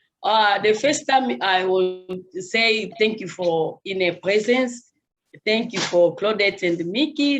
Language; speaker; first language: English; non-native, learner; Kongo